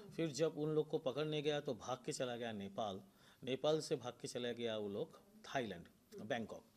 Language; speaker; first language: Hindi; non-native, local second language; Bangla